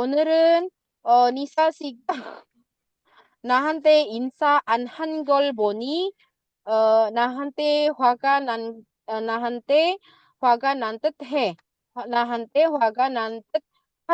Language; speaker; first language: Korean; non-native, fluent; Indonesian